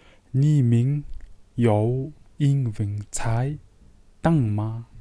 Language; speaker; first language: Chinese; non-native, learner; Mongolian